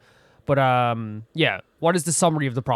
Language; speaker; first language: English; native; English